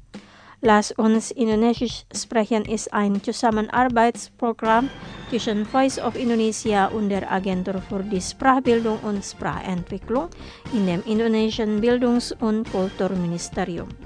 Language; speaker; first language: German; non-native, fluent; Indonesian